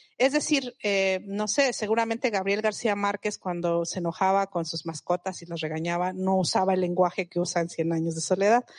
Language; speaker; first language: Spanish; non-native, local second language; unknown